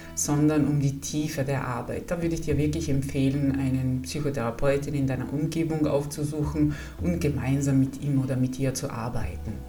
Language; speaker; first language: German; non-native, fluent; Italian